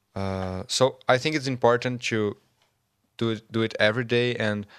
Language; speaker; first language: English; non-native, learner; Portuguese